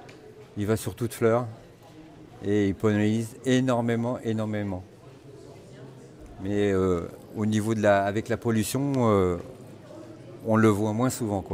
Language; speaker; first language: French; native; French